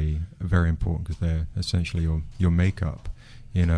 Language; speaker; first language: English; native; English